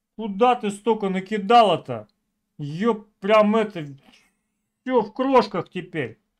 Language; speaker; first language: Russian; native; Russian